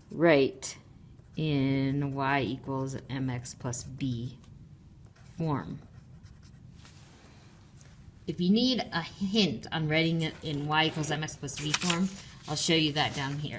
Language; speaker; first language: English; native; English